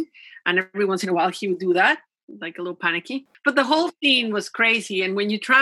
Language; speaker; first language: English; non-native, fluent; Spanish